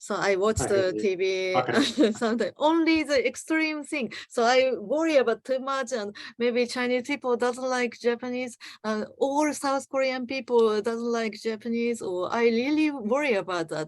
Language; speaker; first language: English; non-native, learner; Japanese